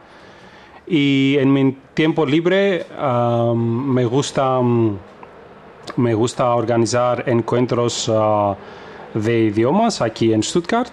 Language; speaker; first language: Spanish; non-native, fluent; Greek